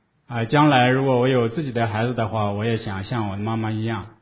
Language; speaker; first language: Chinese; native; Chinese